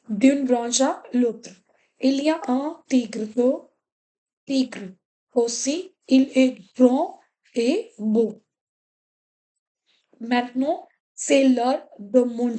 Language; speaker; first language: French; non-native, fluent; Hindi